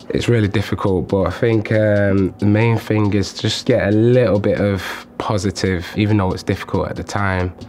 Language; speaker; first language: English; native; English